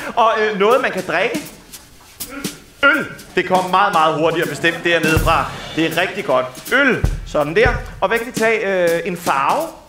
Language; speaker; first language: Danish; native; Danish